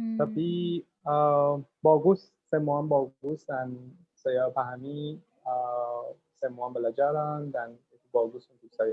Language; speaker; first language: Indonesian; non-native, learner; English